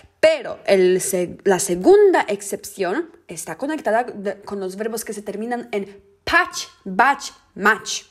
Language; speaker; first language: Spanish; non-native, fluent; Polish